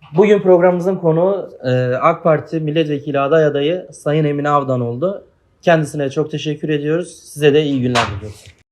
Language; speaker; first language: Turkish; native; Turkish